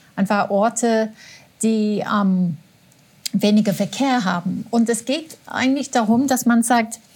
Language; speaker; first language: German; non-native, fluent; English